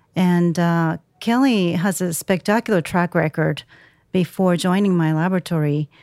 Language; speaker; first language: English; non-native, fluent; Japanese